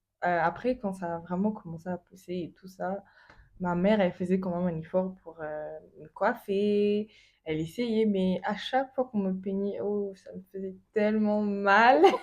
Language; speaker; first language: French; non-native, local second language; Lingala